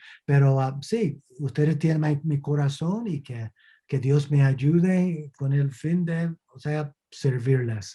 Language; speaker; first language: Spanish; non-native, fluent; English